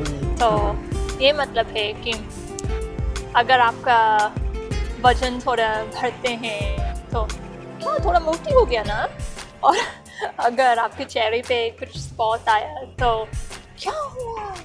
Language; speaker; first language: Hindi; non-native, learner; English